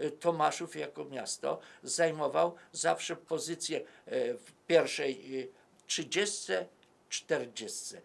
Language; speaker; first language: Polish; native; Polish